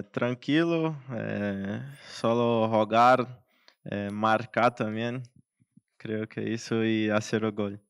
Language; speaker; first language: Spanish; non-native, learner; Portuguese